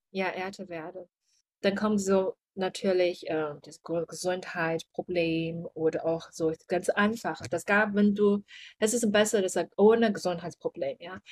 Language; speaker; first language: German; non-native, learner; Chinese